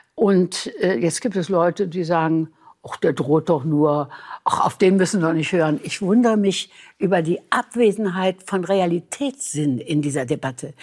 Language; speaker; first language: German; native; German